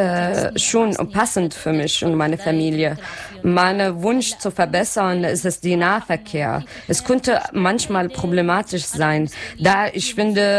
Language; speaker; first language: German; non-native, learner; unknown